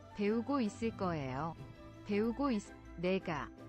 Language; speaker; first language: Korean; non-native, learner; English